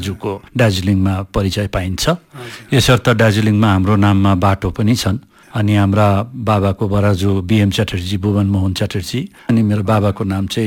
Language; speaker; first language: Nepali; non-native, local second language; Bangla